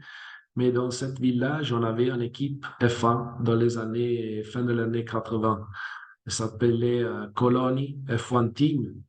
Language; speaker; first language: French; non-native, fluent; Italian